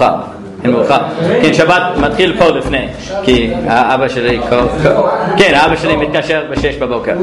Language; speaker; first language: Hebrew; non-native, fluent; English